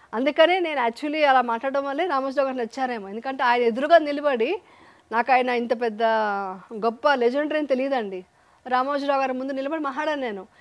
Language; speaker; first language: Telugu; native; Telugu